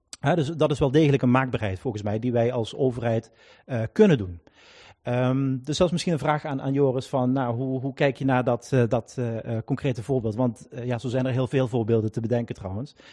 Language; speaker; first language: Dutch; native; Dutch